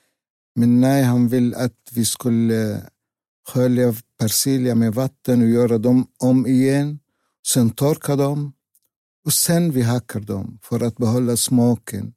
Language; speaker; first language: Swedish; non-native, learner; Arabic